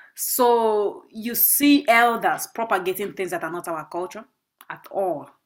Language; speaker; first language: English; non-native, local second language; Igbo